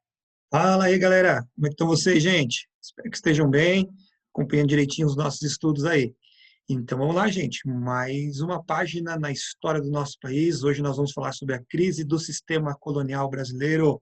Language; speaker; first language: Portuguese; native; Portuguese